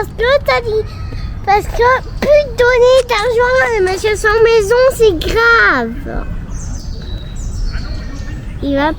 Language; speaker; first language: French; early bilingual, heritage; French